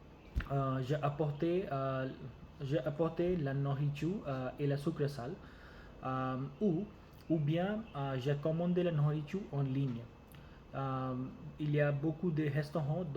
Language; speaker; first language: French; non-native, learner; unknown